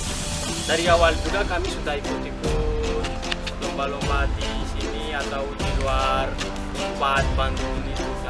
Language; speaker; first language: Indonesian; non-native, learner; Malagasy